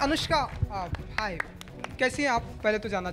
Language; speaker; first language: Hindi; native; Hindi